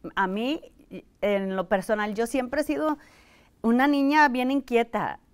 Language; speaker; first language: Spanish; early bilingual, heritage; Spanish